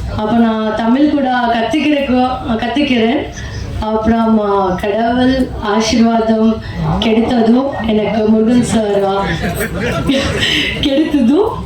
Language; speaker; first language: Tamil; non-native, learner; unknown